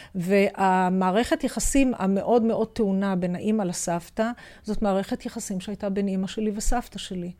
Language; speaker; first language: Hebrew; native; Hebrew